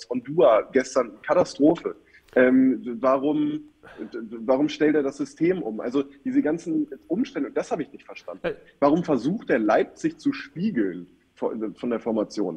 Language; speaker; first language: German; native; German